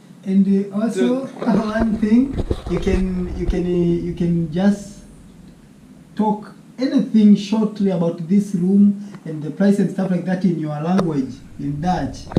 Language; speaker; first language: English; non-native, local second language; Swahili